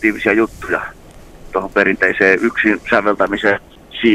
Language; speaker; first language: Finnish; native; Finnish